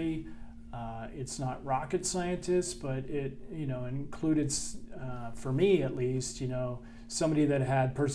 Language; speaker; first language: English; native; English